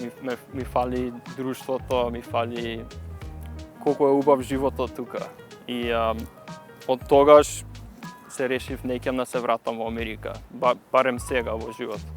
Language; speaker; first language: Macedonian; early bilingual, heritage; Macedonian